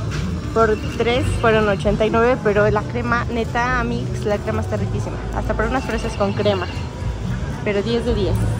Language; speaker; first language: Spanish; native; Spanish